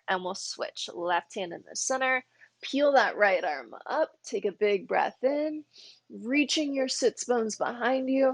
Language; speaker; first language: English; native; English